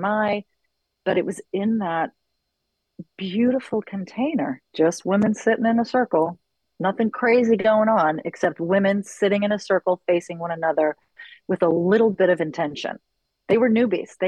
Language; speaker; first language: English; native; English